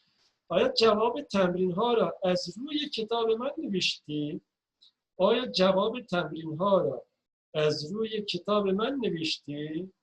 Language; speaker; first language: Persian; non-native, fluent; Turkish